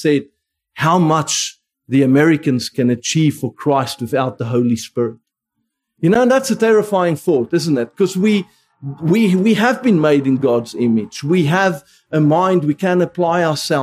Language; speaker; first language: English; non-native, local second language; Afrikaans